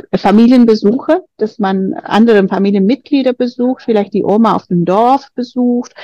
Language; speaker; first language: German; non-native, fluent; Spanish